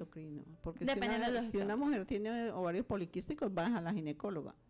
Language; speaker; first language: Spanish; native; Spanish